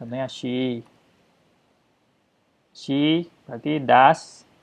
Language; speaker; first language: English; non-native, fluent; Indonesian